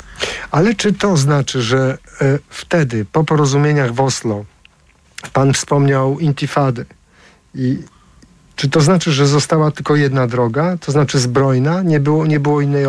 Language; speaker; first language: Polish; native; Polish